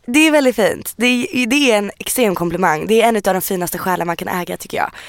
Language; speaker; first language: Swedish; native; Swedish